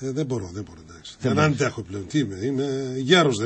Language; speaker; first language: Greek; native; Greek